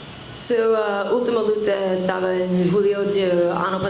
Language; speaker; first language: Portuguese; non-native, learner; English